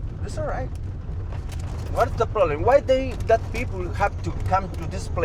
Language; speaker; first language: English; non-native, fluent; Spanish